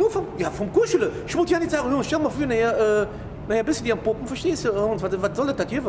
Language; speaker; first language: German; native; German